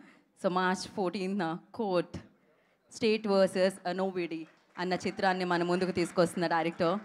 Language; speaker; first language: Telugu; native; Telugu